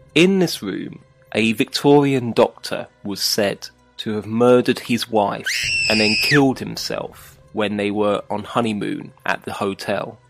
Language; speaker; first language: English; native; English